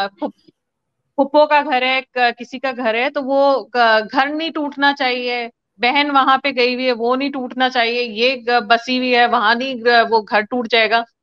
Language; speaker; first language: Hindi; native; Hindi